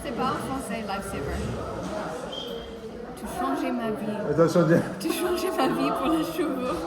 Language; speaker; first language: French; non-native, learner; English